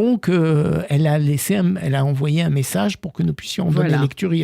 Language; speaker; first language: French; native; French